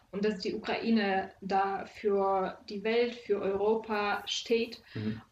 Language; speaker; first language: German; non-native, fluent; Ukrainian